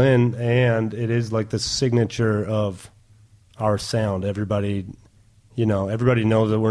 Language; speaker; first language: English; non-native, fluent; German